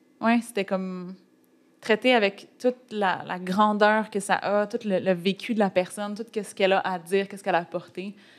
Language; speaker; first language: French; native; French